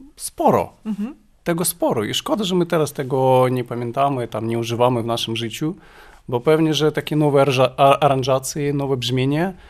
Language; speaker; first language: Polish; non-native, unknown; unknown